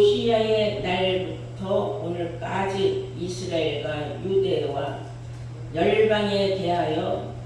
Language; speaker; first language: Korean; native; Korean